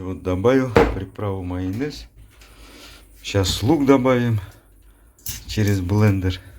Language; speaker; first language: Russian; non-native, local second language; Kazakh